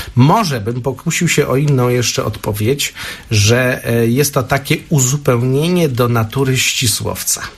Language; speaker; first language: Polish; native; Polish